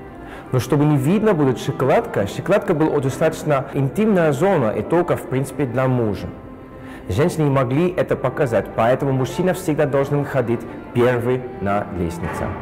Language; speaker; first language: Russian; non-native, fluent; Dutch